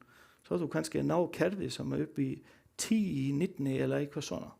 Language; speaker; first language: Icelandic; non-native, learner; Danish